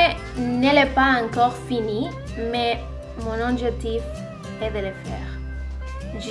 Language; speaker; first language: French; non-native, learner; Spanish